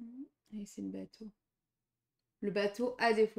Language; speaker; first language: French; native; French